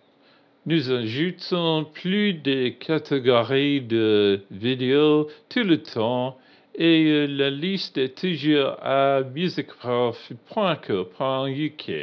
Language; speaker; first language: French; non-native, learner; English